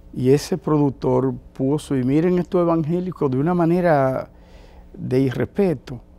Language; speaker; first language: Spanish; native; Spanish